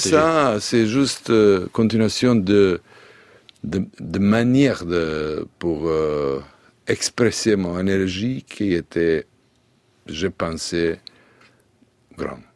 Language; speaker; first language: French; non-native, learner; Serbian